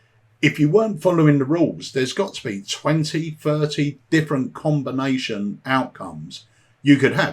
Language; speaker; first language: English; native; English